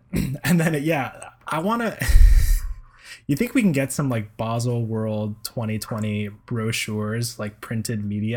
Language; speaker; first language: English; early bilingual, other home language; Spanish